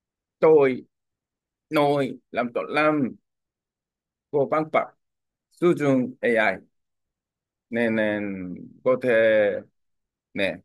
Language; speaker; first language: Vietnamese; non-native, learner; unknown